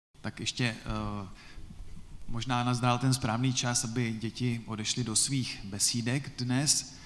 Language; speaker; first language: Czech; native; Czech